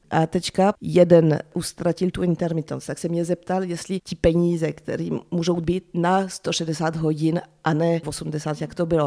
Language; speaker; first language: Czech; early bilingual, heritage; French